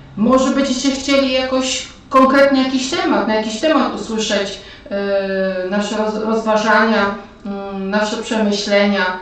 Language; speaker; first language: Polish; native; Polish